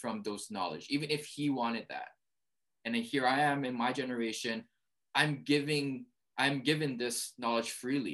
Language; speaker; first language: English; early bilingual, other home language; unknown